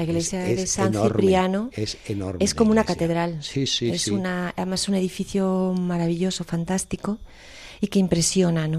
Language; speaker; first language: Spanish; native; Spanish